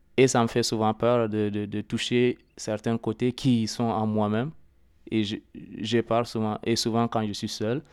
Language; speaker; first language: French; non-native, local second language; Arabic